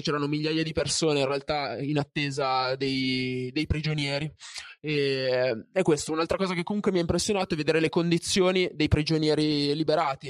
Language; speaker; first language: Italian; native; Italian